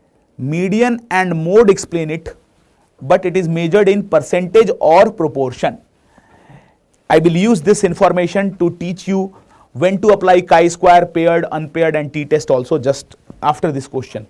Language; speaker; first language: English; non-native, local second language; Hindi